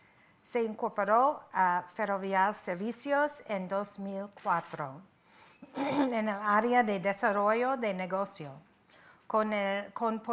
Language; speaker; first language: Spanish; non-native, fluent; English